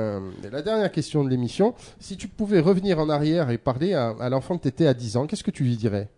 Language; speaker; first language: French; native; French